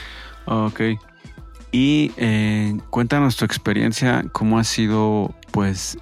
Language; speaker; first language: Spanish; native; Spanish